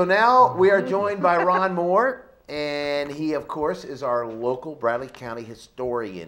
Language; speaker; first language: English; native; English